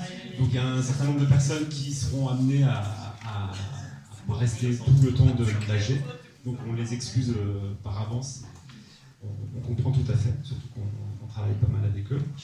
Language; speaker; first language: French; native; French